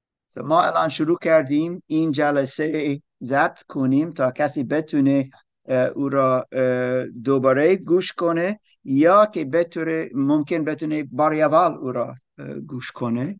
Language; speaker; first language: Persian; non-native, learner; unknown